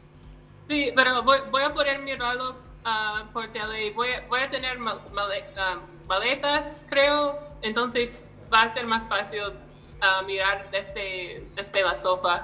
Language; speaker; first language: Spanish; non-native, learner; English